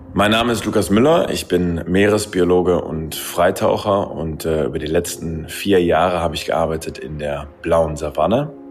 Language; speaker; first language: German; native; German